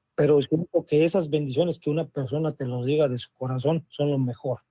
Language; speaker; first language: Spanish; native; Spanish